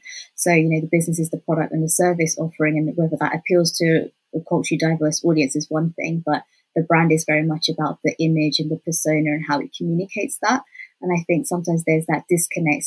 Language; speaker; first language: English; native; English